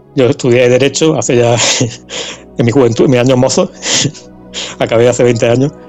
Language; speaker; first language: Spanish; native; Spanish